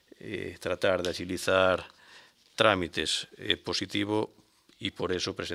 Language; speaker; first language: Galician; native; Galician